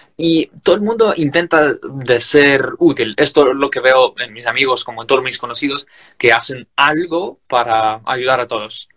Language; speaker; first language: Spanish; non-native, fluent; Ukrainian